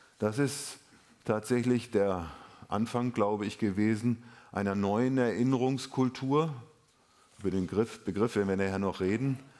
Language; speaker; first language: German; native; German